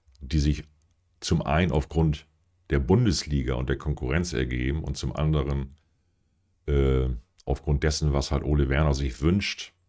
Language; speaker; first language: German; native; German